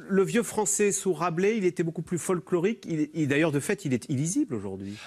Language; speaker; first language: French; native; French